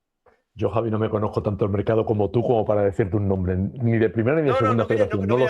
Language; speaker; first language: Spanish; native; Spanish